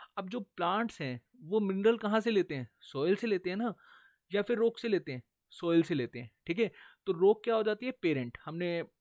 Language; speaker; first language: Hindi; native; Hindi